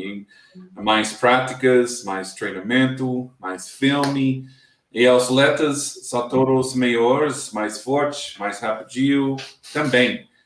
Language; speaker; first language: Portuguese; non-native, learner; English